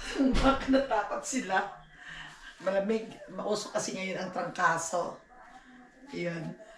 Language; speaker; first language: Filipino; non-native, local second language; Cebuano